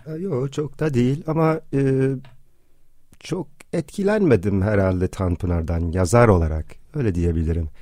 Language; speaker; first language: Turkish; non-native, fluent; English